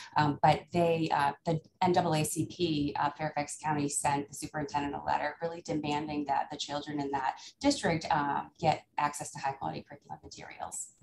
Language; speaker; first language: English; native; English